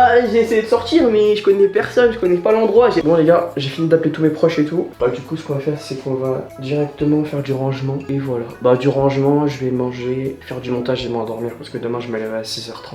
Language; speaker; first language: French; native; French